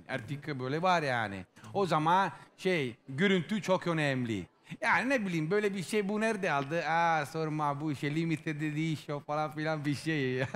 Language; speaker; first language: Turkish; non-native, learner; English